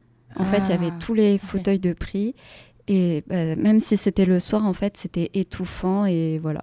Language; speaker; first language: French; native; French